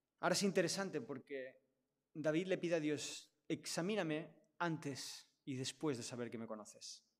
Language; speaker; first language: Spanish; non-native, local second language; Catalan